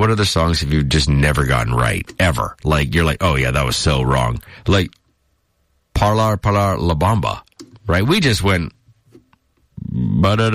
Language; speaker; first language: English; native; English